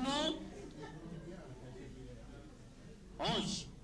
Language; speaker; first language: French; non-native, learner; English